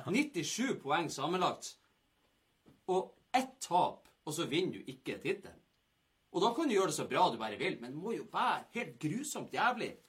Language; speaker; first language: Norwegian; native; Norwegian